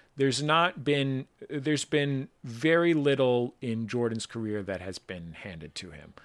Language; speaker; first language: English; native; English